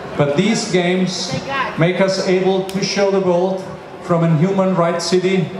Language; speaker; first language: English; non-native, fluent; German